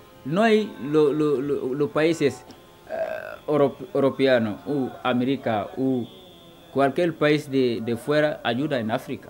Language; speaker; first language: Spanish; non-native, local second language; Wolof